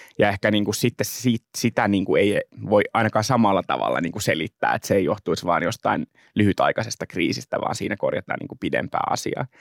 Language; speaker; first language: Finnish; native; Finnish